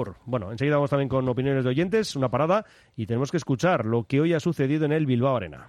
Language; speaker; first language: Spanish; native; Spanish